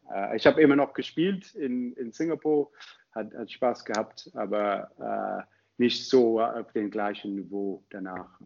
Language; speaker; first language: German; non-native, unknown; English